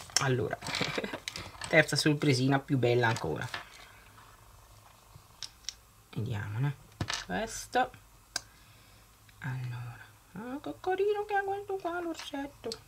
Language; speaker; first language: Italian; native; Italian